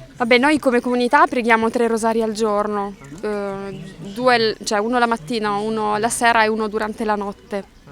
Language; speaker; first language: Italian; native; Italian